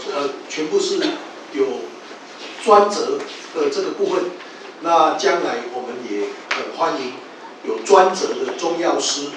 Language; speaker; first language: Chinese; native; Chinese